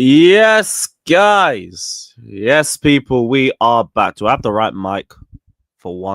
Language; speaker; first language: English; native; English